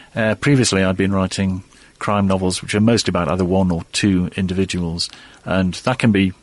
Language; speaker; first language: English; native; English